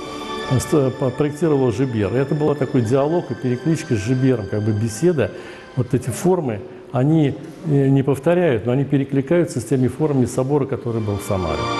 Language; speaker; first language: Russian; native; Russian